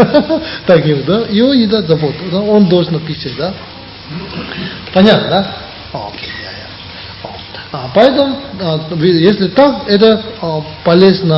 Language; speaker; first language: Russian; non-native, learner; Tibetan